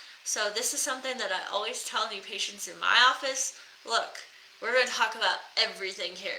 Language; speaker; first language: English; native; English